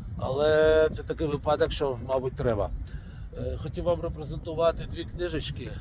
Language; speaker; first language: Ukrainian; non-native, local second language; Russian